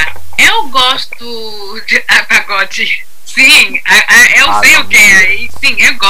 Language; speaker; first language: Portuguese; non-native, learner; English